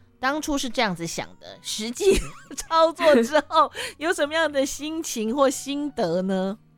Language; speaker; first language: Chinese; native; Chinese